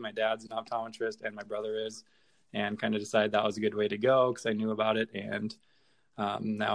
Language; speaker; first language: English; native; English